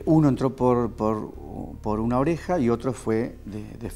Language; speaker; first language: Spanish; native; Spanish